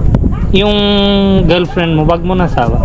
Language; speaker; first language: Filipino; non-native, learner; Hindi